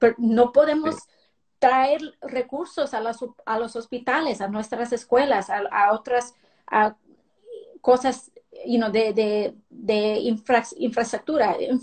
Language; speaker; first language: Spanish; early bilingual, other home language; English